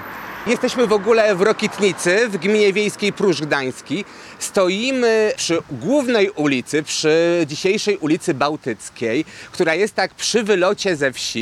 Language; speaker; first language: Polish; native; Polish